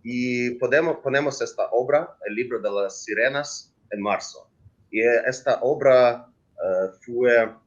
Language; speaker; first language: Spanish; non-native, learner; Ukrainian